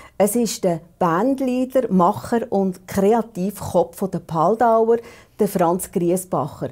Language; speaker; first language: German; native; German